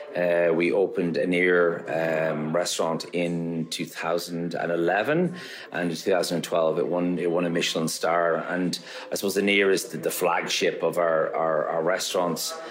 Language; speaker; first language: English; native; English